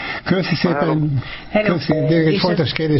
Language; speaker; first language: Hungarian; native; Hungarian